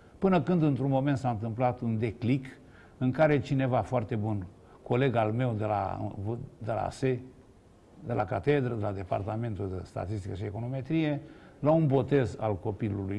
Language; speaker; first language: Romanian; native; Romanian